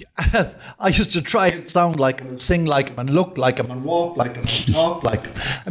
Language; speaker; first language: English; native; English